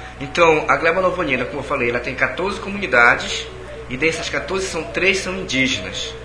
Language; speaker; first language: Portuguese; native; Portuguese